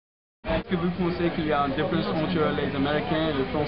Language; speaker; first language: French; non-native, learner; English